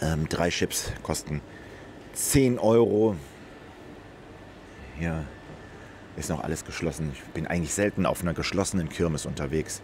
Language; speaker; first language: German; native; German